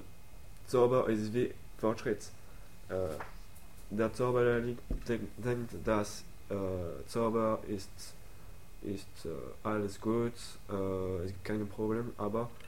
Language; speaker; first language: German; non-native, learner; French